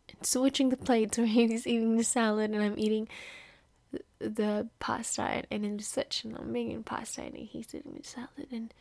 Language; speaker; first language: English; non-native, fluent; Indonesian